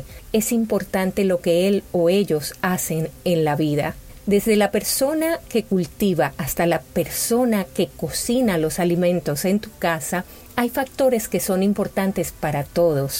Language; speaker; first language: Spanish; native; Spanish